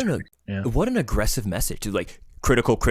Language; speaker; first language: English; native; English